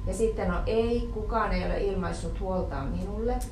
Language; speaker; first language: Finnish; native; Finnish